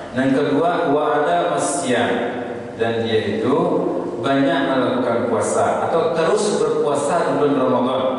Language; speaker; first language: Malay; non-native, local second language; Minangkabau